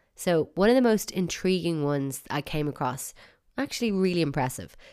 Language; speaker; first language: English; native; English